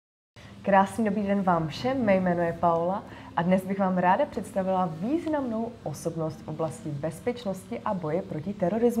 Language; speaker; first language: Czech; native; Czech